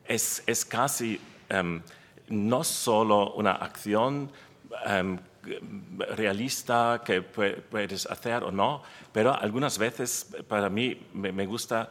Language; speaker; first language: Spanish; non-native, learner; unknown